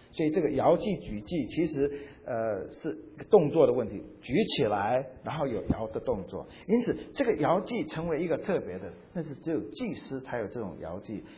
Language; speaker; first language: Chinese; native; Chinese